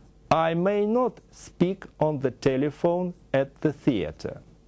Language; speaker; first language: English; non-native, fluent; Russian